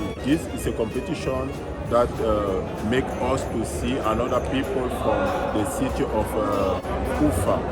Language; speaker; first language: English; non-native, fluent; French